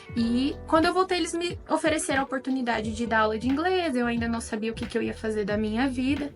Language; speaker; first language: Portuguese; native; Portuguese